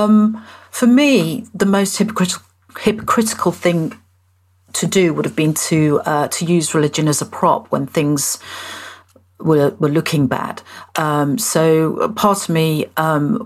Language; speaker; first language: English; native; English